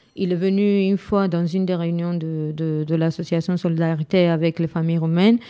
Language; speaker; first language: French; non-native, fluent; Romanian